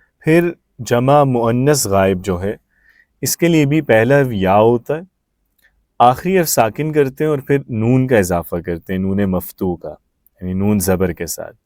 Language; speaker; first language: Urdu; native; Urdu